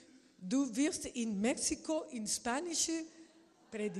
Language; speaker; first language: German; non-native, learner; Spanish